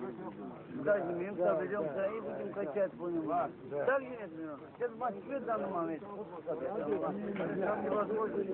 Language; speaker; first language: Russian; non-native, local second language; Azerbaijani